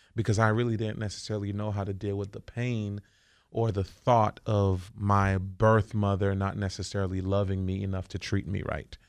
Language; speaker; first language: English; early bilingual, other home language; Haitian Creole